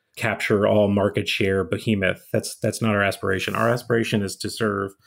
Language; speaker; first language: English; native; English